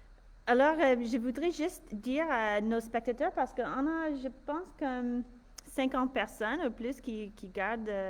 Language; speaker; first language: French; non-native, fluent; English